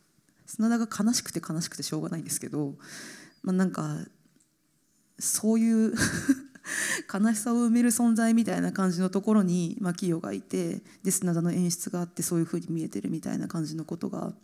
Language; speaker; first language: Japanese; native; Japanese